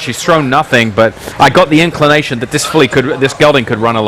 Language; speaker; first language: English; native; English